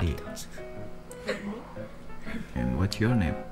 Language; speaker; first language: English; non-native, learner; Indonesian